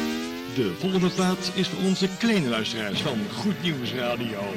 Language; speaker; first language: Dutch; native; Dutch